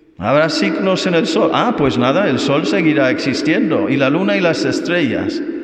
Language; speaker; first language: Spanish; non-native, fluent; English